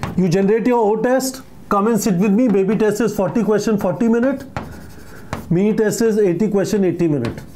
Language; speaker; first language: English; non-native, local second language; Hindi